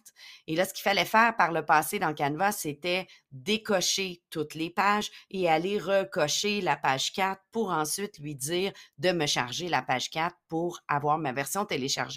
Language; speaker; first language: French; native; French